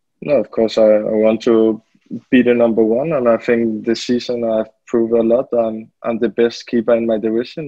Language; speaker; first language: English; non-native, fluent; Danish